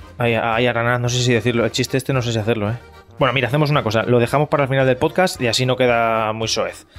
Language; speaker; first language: Spanish; native; Spanish